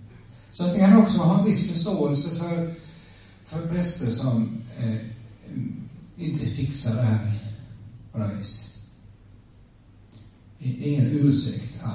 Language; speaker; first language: Swedish; native; Swedish